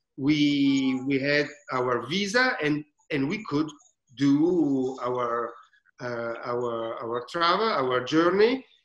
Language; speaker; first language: English; non-native, learner; Italian